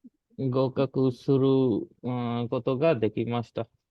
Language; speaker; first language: Japanese; non-native, learner; Bangla